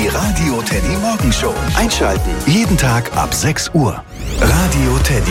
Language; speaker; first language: German; native; German